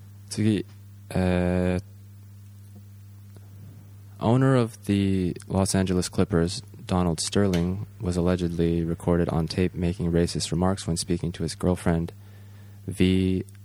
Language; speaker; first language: English; native; English